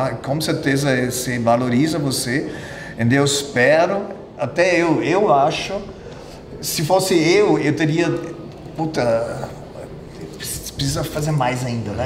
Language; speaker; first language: Portuguese; non-native, fluent; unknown